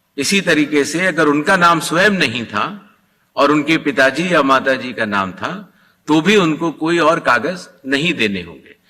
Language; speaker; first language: Hindi; native; Hindi